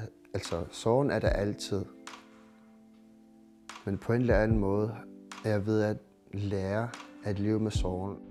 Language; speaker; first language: Danish; non-native, local second language; Kalaallisut